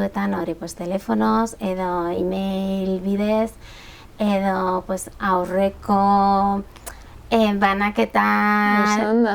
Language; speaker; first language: Basque; non-native, local second language; Spanish